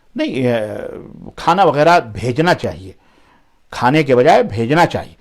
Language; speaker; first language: Urdu; native; Urdu